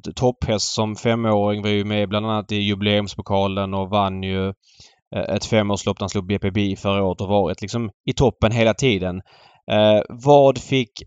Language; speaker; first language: Swedish; native; Swedish